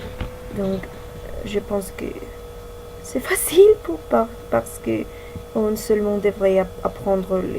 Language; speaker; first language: French; non-native, learner; Spanish